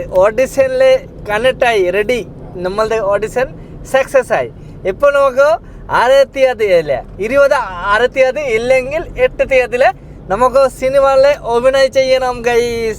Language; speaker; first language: Malayalam; non-native, learner; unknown